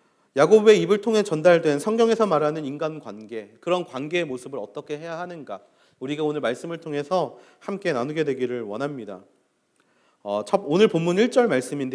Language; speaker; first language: Korean; native; Korean